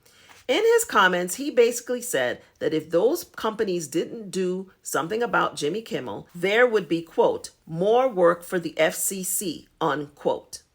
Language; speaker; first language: English; native; English